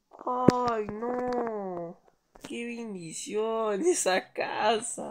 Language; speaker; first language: Spanish; native; Spanish